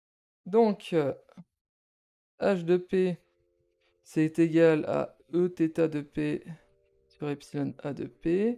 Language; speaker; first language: French; native; French